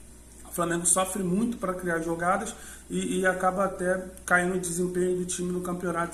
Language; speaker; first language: Portuguese; native; Portuguese